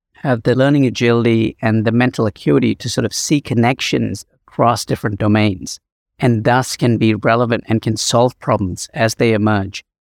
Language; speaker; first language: English; native; English